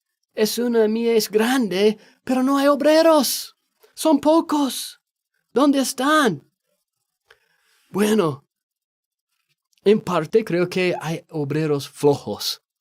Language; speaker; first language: Spanish; non-native, fluent; English